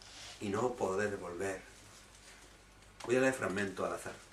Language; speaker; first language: Spanish; native; Spanish